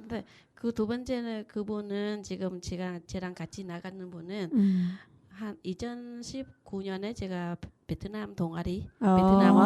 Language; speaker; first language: Korean; non-native, learner; Vietnamese